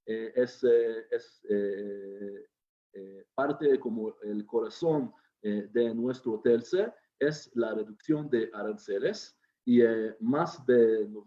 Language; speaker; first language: Spanish; non-native, fluent; Hebrew